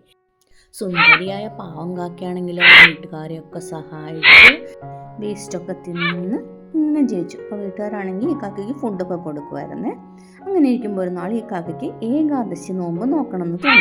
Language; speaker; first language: Malayalam; native; Malayalam